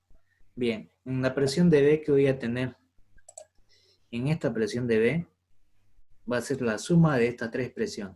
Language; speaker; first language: Spanish; native; Spanish